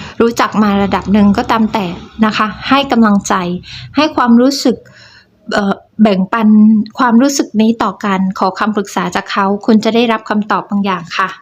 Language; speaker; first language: Thai; native; Thai